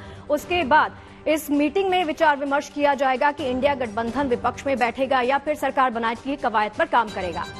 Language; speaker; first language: Hindi; native; Hindi